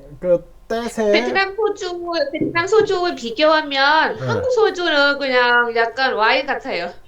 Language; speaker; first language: Korean; non-native, learner; Vietnamese